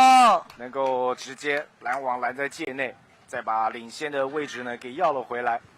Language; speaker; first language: Chinese; native; Chinese